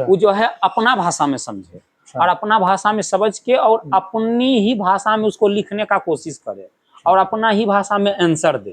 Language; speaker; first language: Hindi; native; Hindi